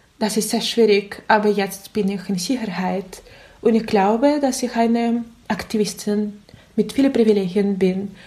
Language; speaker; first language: German; non-native, learner; Russian